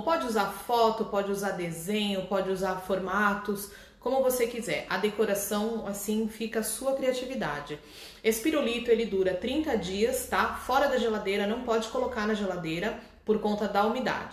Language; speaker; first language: Portuguese; native; Portuguese